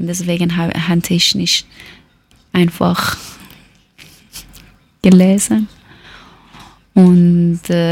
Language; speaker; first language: German; non-native, learner; Persian